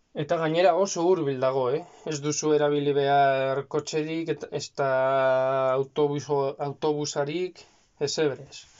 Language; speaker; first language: Basque; non-native, local second language; Spanish